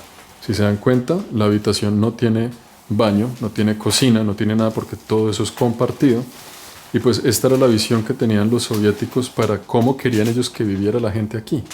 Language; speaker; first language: Spanish; native; Spanish